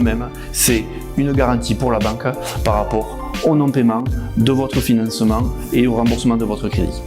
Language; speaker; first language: French; native; French